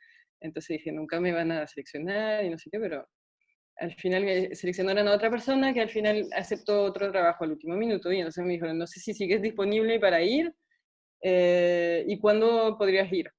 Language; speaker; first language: Spanish; non-native, fluent; French